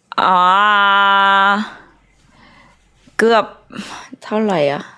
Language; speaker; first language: Thai; non-native, fluent; Korean